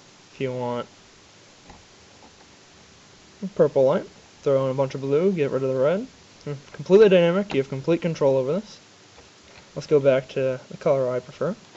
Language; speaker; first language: English; native; English